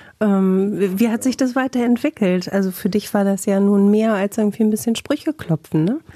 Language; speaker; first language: German; native; German